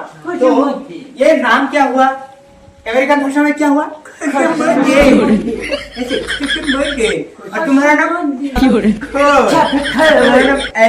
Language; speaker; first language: Hindi; non-native, local second language; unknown